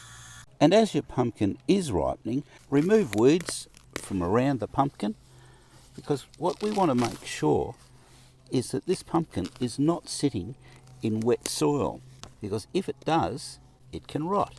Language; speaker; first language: English; native; English